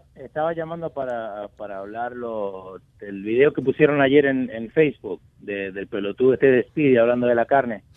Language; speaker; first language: Spanish; native; Spanish